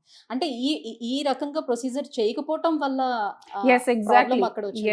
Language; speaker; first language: Telugu; native; Telugu